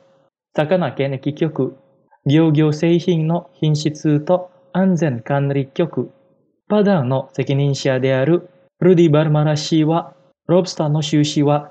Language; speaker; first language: Japanese; non-native, fluent; Indonesian